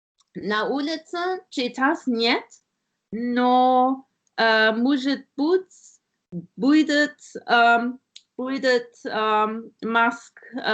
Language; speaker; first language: Russian; non-native, learner; German